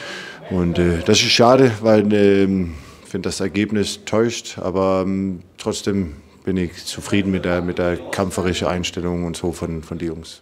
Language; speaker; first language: German; non-native, fluent; Danish